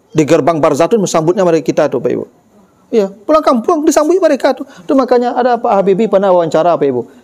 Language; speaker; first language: Malay; non-native, local second language; Minangkabau